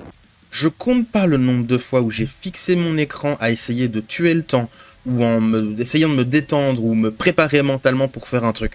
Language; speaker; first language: French; native; French